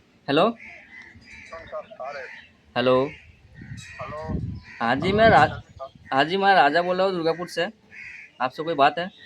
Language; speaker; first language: Hindi; non-native, local second language; Bangla